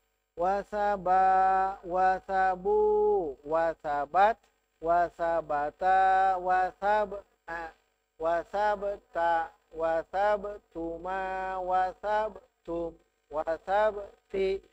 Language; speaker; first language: Arabic; non-native, fluent; Indonesian